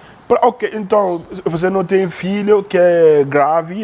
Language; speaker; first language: Portuguese; non-native, learner; Yoruba